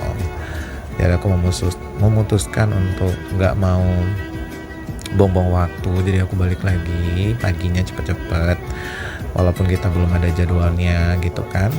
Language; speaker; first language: Indonesian; native; Indonesian